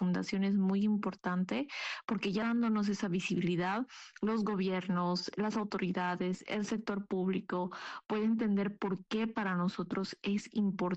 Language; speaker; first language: Spanish; non-native, local second language; Aymara